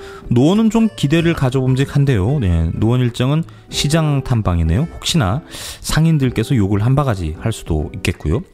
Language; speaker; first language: Korean; native; Korean